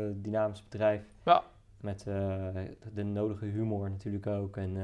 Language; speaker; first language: Dutch; native; Dutch